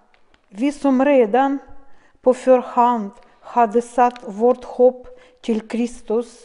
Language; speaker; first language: Swedish; non-native, fluent; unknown